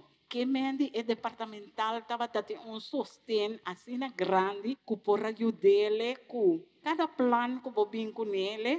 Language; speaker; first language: Portuguese; non-native, learner; Papiamento